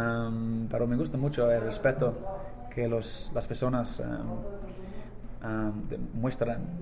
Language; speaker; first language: Spanish; non-native, learner; English